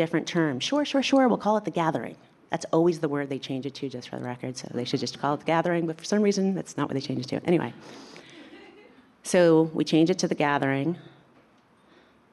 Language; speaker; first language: English; native; English